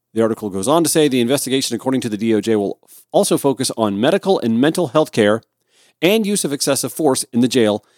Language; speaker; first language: English; native; English